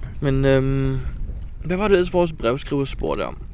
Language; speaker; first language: Danish; native; Danish